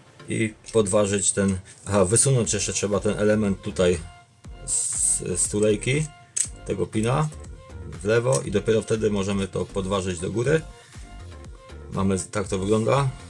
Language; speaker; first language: Polish; native; Polish